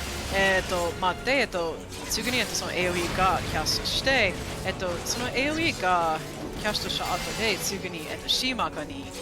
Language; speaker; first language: Japanese; non-native, fluent; English